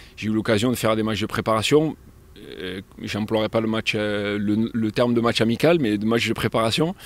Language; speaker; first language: French; native; French